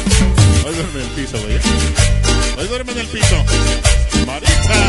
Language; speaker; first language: Spanish; native; Spanish